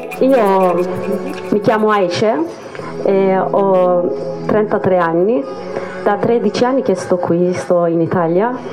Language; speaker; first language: Italian; non-native, fluent; Kurdish